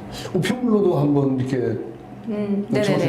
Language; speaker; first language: Korean; native; Korean